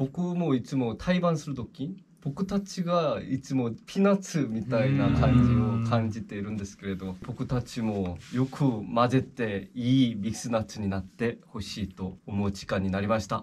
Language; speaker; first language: Japanese; non-native, fluent; Korean